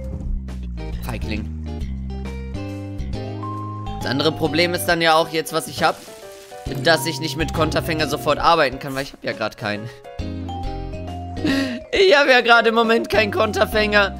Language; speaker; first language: German; native; German